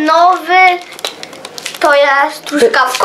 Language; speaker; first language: Polish; early bilingual, heritage; Polish